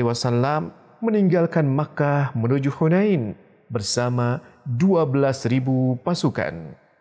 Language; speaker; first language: Indonesian; native; Indonesian